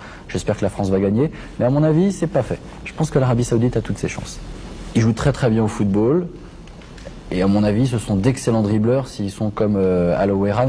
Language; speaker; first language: French; native; French